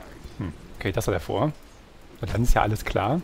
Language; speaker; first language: German; native; German